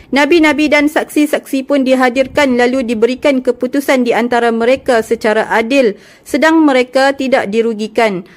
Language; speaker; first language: Malay; native; Malay